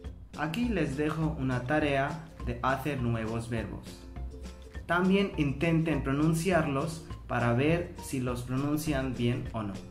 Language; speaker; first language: Spanish; non-native, fluent; Hindi